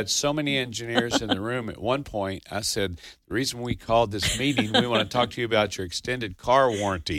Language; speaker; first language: English; native; English